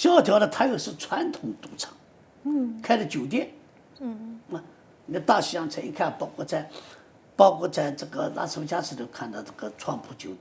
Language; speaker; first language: Chinese; native; Chinese